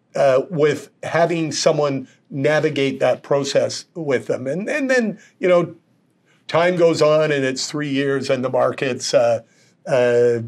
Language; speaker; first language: English; native; English